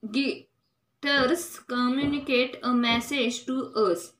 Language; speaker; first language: English; non-native, local second language; Marathi